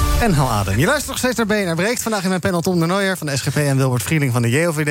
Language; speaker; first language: Dutch; native; Dutch